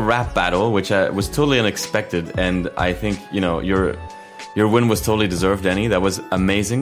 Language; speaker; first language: English; non-native, fluent; Spanish